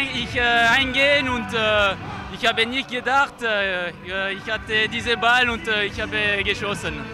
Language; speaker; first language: German; non-native, learner; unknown